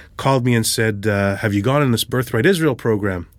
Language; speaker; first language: English; early bilingual, other home language; Hebrew